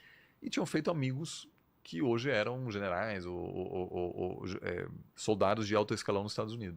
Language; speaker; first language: Portuguese; non-native, fluent; German